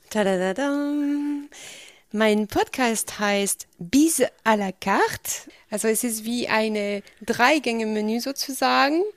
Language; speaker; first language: German; non-native, fluent; French